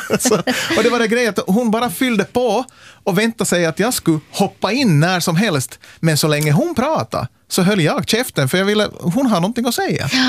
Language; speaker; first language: Swedish; native; Swedish